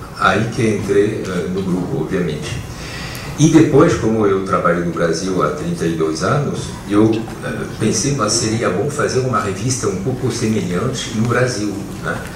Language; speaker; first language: Portuguese; non-native, fluent; French